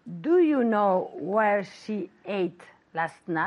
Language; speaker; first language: English; non-native, fluent; Spanish